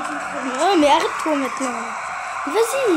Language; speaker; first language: French; native; French